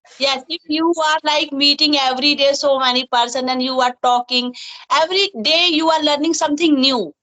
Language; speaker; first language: English; non-native, fluent; Hindi